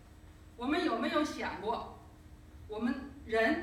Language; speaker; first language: Chinese; native; Chinese